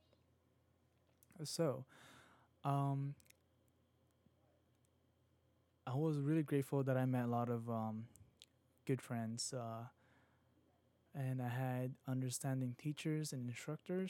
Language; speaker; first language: English; non-native, local second language; Filipino